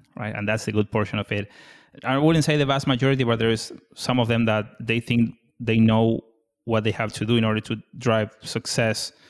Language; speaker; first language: English; non-native, fluent; Spanish